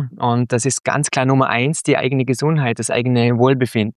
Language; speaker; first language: German; native; German